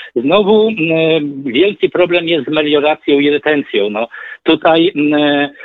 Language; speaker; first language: Polish; native; Polish